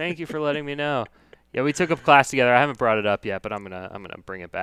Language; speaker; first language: English; native; English